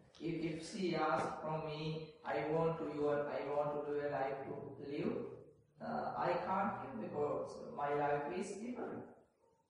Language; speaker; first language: English; non-native, learner; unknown